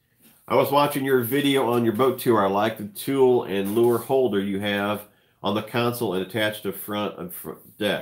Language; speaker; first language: English; native; English